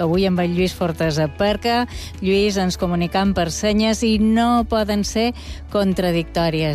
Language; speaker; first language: Catalan; native; Catalan